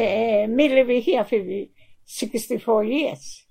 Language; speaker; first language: English; non-native, learner; Italian